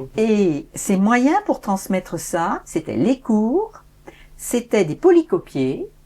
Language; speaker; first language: French; native; French